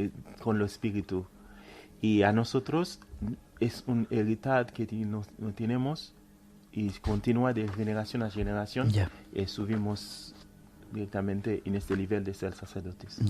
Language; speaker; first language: Spanish; non-native, fluent; Haitian Creole